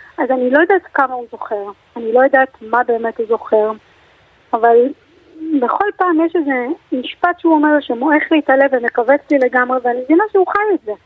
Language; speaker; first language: Hebrew; native; Hebrew